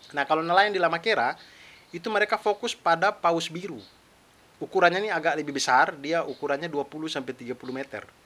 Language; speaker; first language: Indonesian; non-native, local second language; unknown